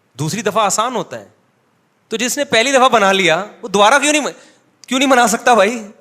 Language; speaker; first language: Urdu; native; Urdu